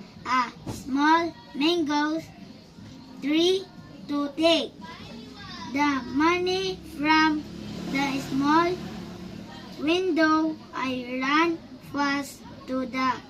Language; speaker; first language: English; non-native, learner; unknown